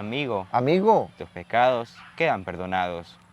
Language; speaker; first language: Spanish; native; Spanish